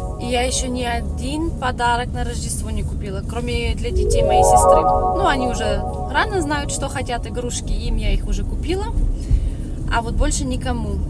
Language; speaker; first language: Russian; early bilingual, heritage; Russian